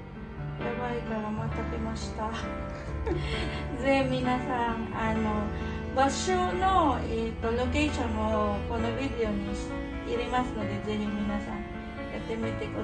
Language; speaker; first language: Japanese; non-native, fluent; Filipino